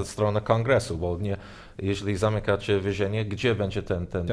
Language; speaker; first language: Polish; non-native, learner; English